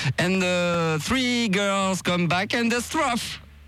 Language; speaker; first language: English; non-native, learner; French